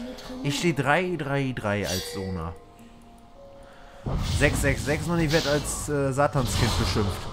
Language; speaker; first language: German; native; German